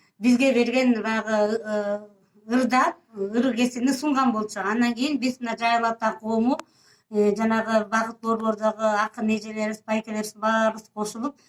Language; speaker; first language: Kyrgyz; native; Kyrgyz